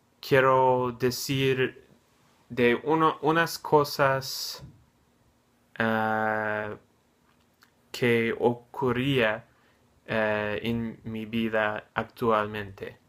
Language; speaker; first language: Spanish; non-native, learner; English